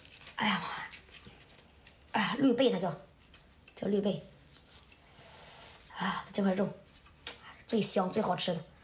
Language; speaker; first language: Chinese; native; Chinese